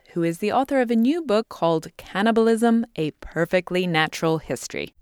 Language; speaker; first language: English; native; English